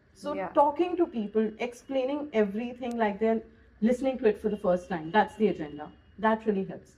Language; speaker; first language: English; non-native, local second language; Hindi